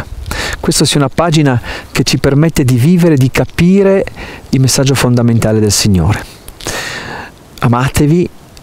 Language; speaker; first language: Italian; native; Italian